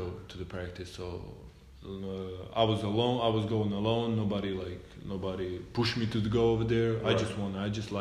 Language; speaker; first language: English; non-native, learner; Serbian